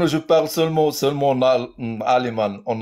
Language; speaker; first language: French; non-native, learner; Arabic